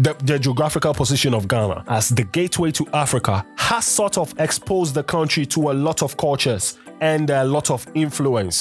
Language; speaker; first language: English; non-native, local second language; Akan